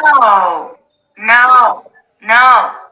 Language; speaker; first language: English; non-native, learner; Uzbek